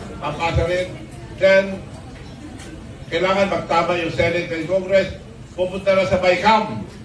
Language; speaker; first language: Filipino; non-native, local second language; Iloko